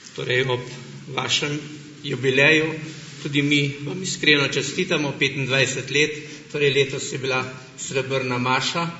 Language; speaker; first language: Slovenian; native; Slovenian